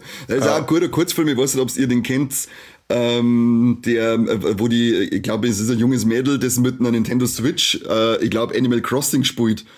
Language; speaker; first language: German; native; German